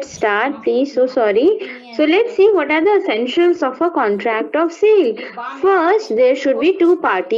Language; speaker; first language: English; non-native, local second language; Hindi